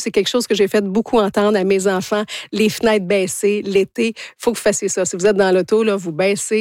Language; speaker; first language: French; native; French